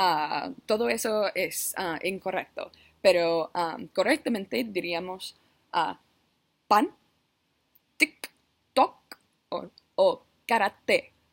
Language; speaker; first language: Spanish; non-native, learner; English